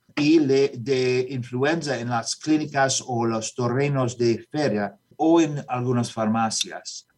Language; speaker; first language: Spanish; non-native, learner; English